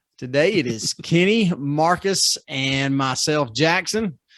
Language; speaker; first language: English; native; English